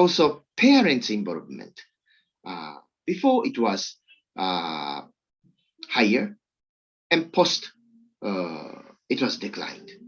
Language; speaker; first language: English; non-native, learner; Japanese